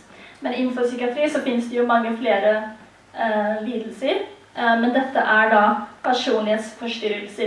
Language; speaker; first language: Norwegian; early bilingual, heritage; Tigrinya